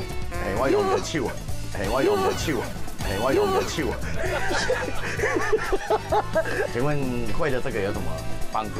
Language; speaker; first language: Chinese; native; Chinese